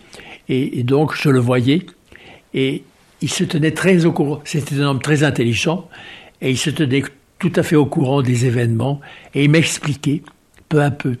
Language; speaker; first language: French; native; French